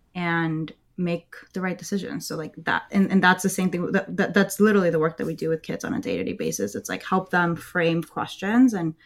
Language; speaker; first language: English; early bilingual, other home language; Spanish